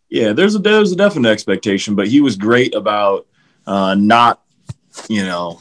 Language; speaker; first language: English; native; English